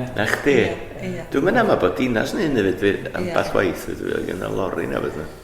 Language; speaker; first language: Welsh; native; Welsh